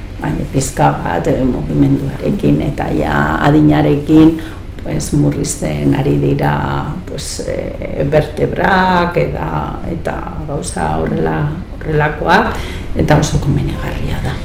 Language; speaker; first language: Basque; non-native, learner; Spanish